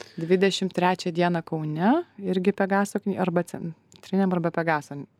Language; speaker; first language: Lithuanian; native; Lithuanian